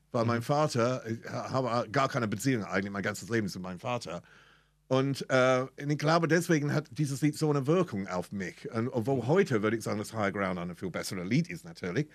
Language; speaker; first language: German; non-native, fluent; English